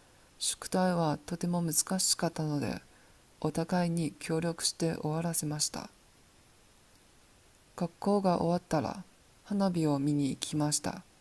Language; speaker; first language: Japanese; non-native, learner; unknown